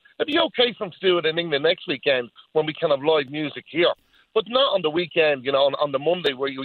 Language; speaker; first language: English; native; English